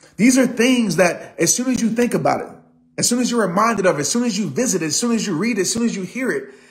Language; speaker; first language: English; native; English